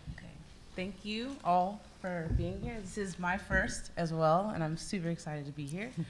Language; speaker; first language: English; native; English